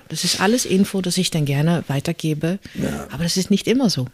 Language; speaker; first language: German; non-native, fluent; Dutch